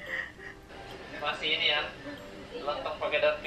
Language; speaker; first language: Indonesian; native; Indonesian